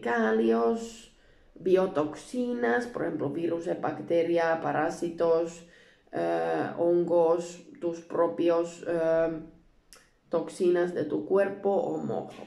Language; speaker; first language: Spanish; non-native, learner; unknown